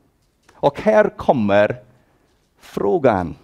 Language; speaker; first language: Swedish; non-native, fluent; English